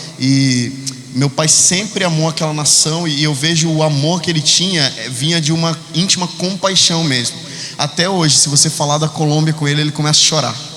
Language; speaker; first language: Portuguese; early bilingual, heritage; Spanish